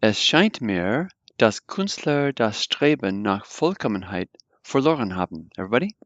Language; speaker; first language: German; non-native, fluent; English